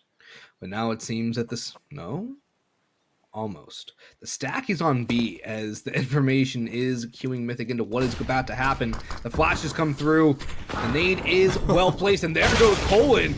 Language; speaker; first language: English; native; English